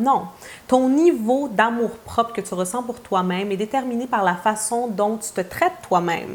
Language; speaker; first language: French; native; French